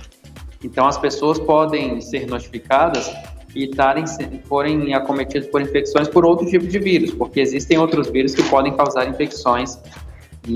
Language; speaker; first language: Portuguese; native; Portuguese